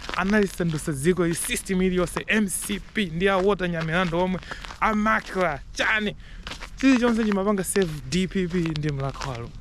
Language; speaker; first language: Nyanja; native; Nyanja